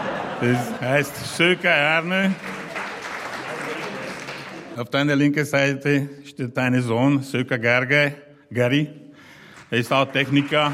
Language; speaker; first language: German; non-native, learner; Hungarian